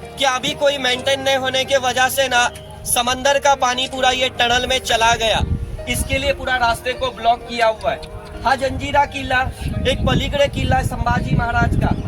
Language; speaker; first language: Hindi; non-native, local second language; Marathi